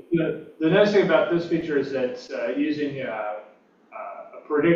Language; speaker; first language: English; native; English